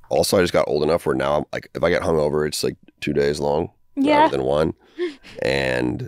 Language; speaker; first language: English; native; English